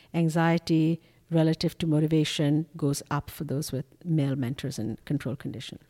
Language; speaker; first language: English; non-native, local second language; Bangla